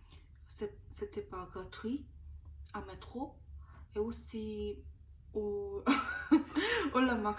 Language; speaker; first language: French; non-native, learner; Korean